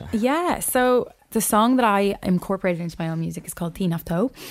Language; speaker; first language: English; native; English